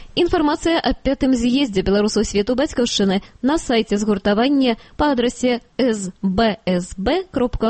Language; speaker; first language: Belarusian; native; Belarusian